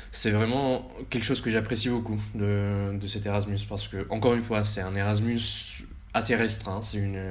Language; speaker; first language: French; early bilingual, heritage; Spanish